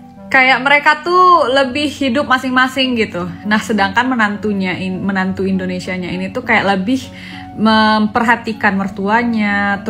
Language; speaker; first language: Indonesian; native; Indonesian